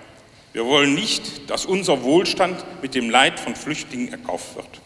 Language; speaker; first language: German; native; German